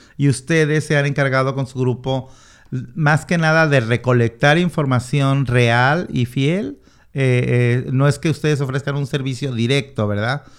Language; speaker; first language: Spanish; native; Spanish